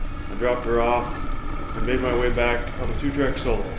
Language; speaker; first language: English; native; English